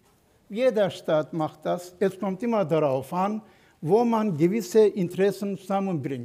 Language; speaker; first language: German; non-native, fluent; Turkish